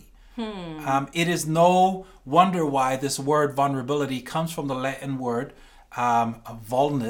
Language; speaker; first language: English; native; English